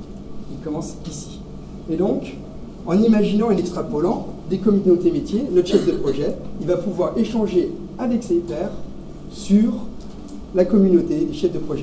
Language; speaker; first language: French; native; French